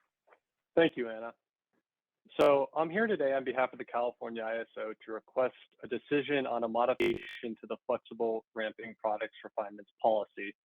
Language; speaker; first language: English; native; English